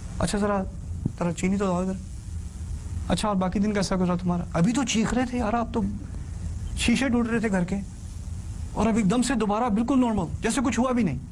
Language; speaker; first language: Urdu; early bilingual, heritage; Urdu